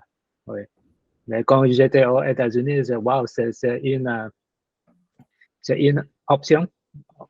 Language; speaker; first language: French; non-native, learner; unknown